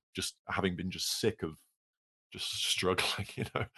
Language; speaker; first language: English; native; English